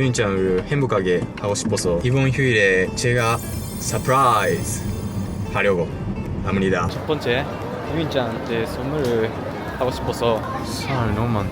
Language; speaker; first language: Korean; non-native, learner; Japanese